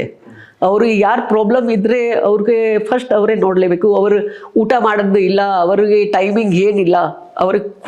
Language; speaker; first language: Kannada; non-native, local second language; Hindi